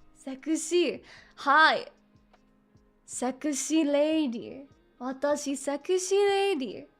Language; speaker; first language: Japanese; non-native, learner; English